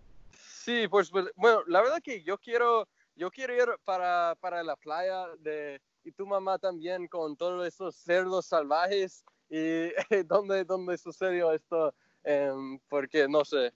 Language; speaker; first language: Spanish; non-native, fluent; English